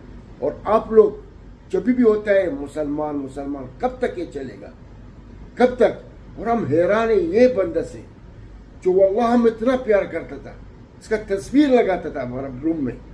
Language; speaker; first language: Hindi; non-native, learner; Arabic